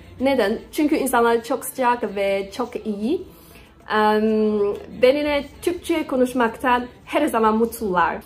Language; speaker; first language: Turkish; non-native, learner; Chinese